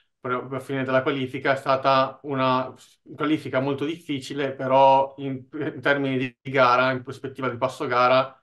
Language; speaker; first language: Italian; native; Italian